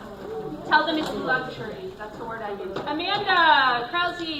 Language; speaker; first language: English; native; English